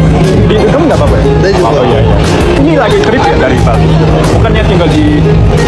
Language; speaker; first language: Indonesian; non-native, learner; Japanese